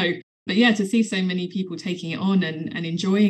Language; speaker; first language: English; native; English